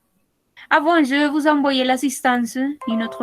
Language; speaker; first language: French; non-native, fluent; Spanish